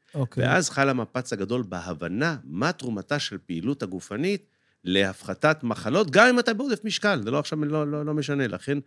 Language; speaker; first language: Hebrew; native; Hebrew